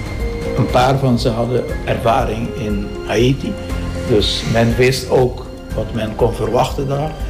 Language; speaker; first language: Dutch; non-native, local second language; Papiamento